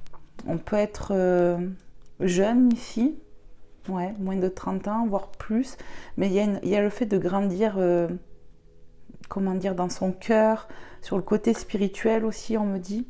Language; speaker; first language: French; native; French